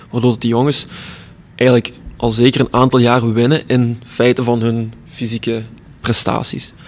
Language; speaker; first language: Dutch; native; Dutch